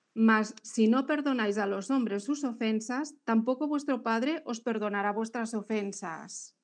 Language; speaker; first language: Spanish; non-native, local second language; Catalan